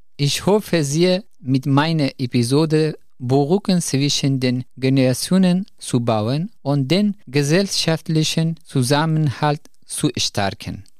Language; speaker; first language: German; non-native, fluent; Persian